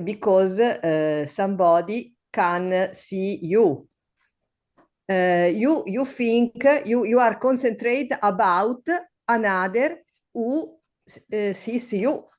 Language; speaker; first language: English; non-native, learner; Italian